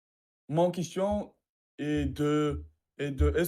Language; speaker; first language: French; non-native, learner; Russian